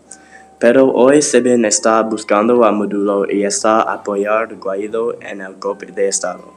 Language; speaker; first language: Spanish; non-native, learner; English